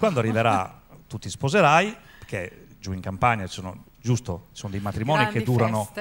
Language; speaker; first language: Italian; native; Italian